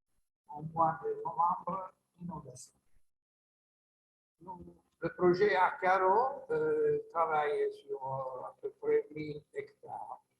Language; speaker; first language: French; non-native, learner; Italian